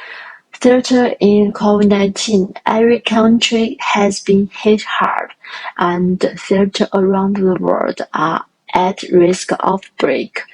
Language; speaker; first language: English; non-native, learner; Chinese